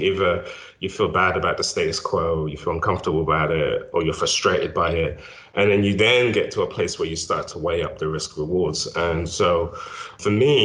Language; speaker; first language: English; native; English